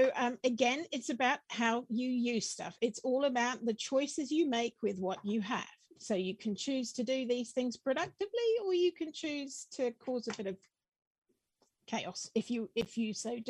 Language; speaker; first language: English; native; English